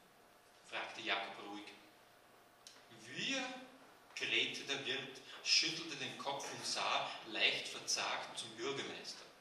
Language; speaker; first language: German; native; German